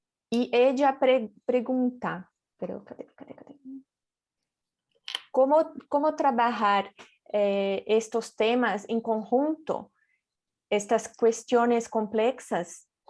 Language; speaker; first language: Spanish; non-native, fluent; Portuguese